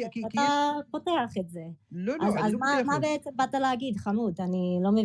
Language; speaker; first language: Hebrew; early bilingual, other home language; English